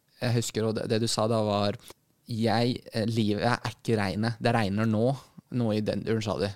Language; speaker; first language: Norwegian; early bilingual, other home language; Arabic